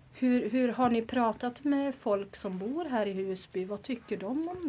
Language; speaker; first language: Swedish; native; Swedish